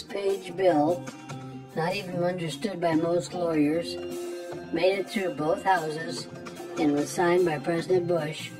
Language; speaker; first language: English; native; English